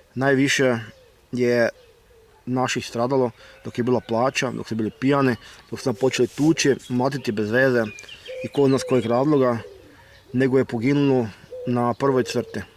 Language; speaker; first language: Bosnian; early bilingual, heritage; Bosnian